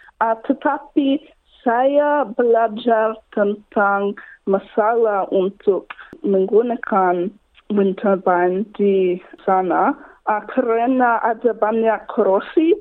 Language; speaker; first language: Indonesian; non-native, learner; English